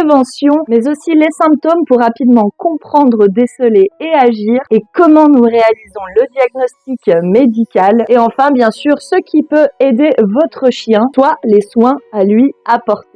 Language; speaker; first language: French; native; French